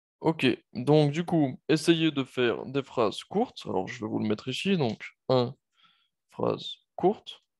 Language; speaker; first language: French; native; French